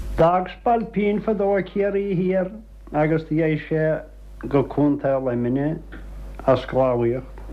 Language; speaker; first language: Irish; native; Irish